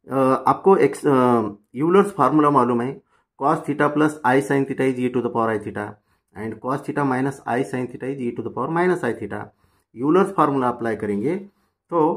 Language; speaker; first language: Hindi; non-native, local second language; Marathi